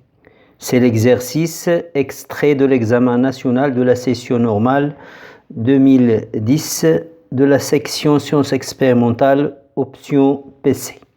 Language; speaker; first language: French; non-native, local second language; Arabic